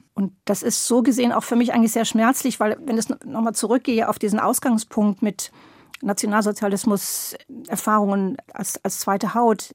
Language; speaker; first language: German; native; German